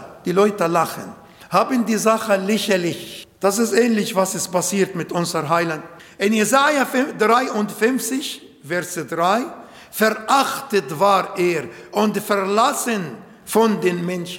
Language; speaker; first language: German; non-native, fluent; Arabic